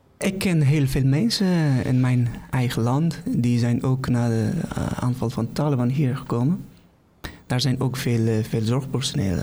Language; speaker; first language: Dutch; non-native, fluent; Persian